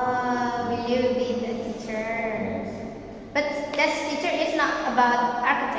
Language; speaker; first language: English; non-native, learner; Indonesian